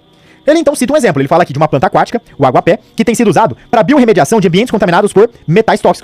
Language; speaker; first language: Portuguese; native; Portuguese